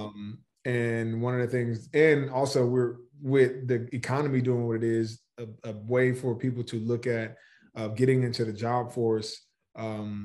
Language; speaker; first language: English; native; English